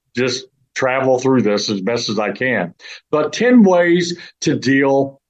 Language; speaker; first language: English; native; English